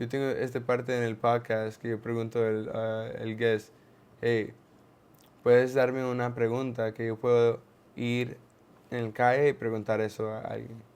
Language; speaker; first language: Spanish; non-native, learner; English